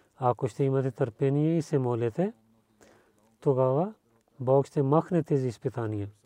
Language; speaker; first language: Bulgarian; non-native, learner; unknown